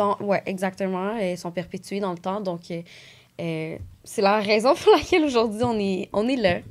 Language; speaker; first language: French; early bilingual, other home language; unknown